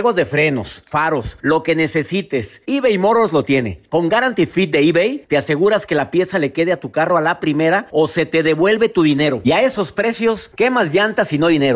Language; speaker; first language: Spanish; native; Spanish